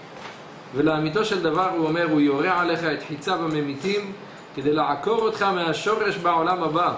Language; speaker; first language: Hebrew; native; Hebrew